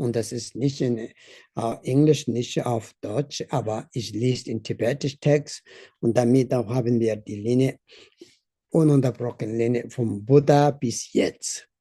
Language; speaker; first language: German; non-native, learner; Tibetan